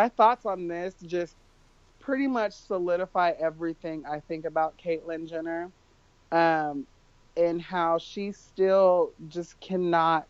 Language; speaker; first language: English; native; English